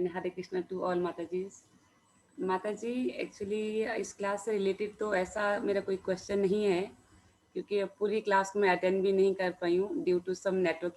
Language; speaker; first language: Hindi; native; Hindi